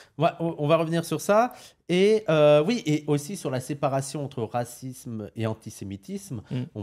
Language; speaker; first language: French; native; French